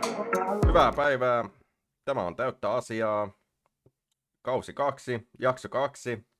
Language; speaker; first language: Finnish; native; Finnish